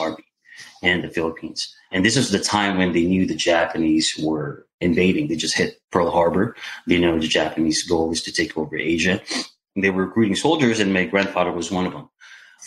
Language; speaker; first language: English; non-native, local second language; Filipino